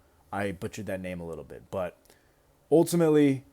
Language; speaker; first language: English; native; English